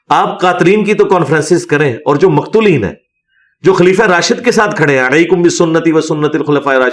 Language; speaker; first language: Urdu; native; Urdu